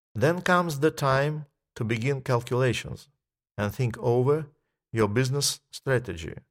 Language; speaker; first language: English; non-native, fluent; Russian